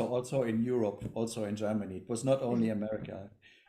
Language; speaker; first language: English; non-native, fluent; German